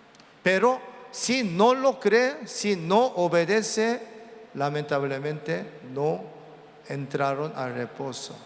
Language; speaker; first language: Spanish; non-native, learner; Korean